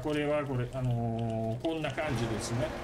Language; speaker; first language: Japanese; non-native, fluent; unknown